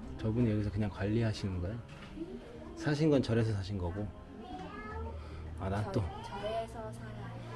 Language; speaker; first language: Korean; native; Korean